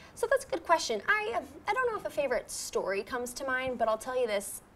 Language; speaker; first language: English; native; English